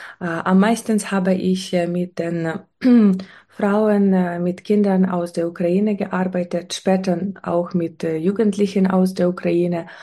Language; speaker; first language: German; non-native, fluent; Ukrainian